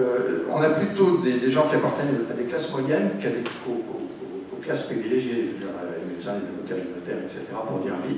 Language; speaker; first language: French; native; French